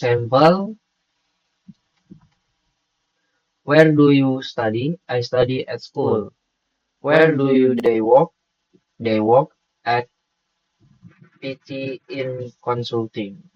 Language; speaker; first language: English; non-native, learner; Indonesian